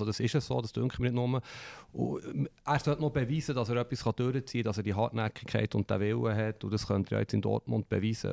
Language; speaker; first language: German; native; German